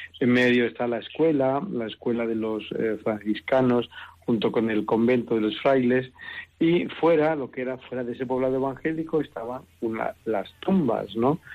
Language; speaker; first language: Spanish; native; Spanish